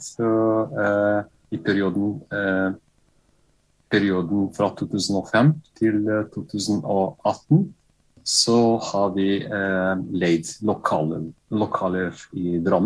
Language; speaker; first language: Norwegian; non-native, fluent; Bosnian